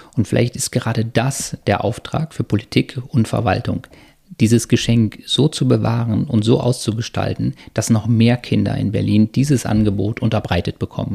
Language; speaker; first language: German; native; German